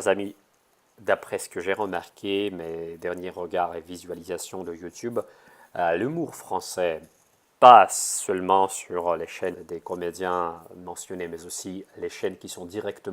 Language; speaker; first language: French; non-native, fluent; Russian